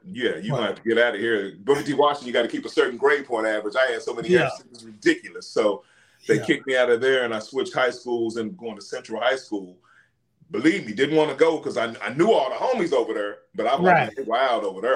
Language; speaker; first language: English; native; English